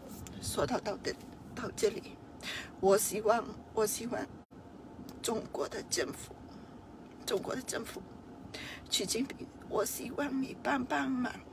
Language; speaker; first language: Chinese; non-native, fluent; Burmese